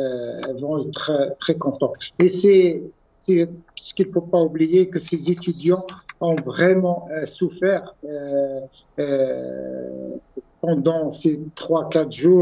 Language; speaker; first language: French; non-native, local second language; Arabic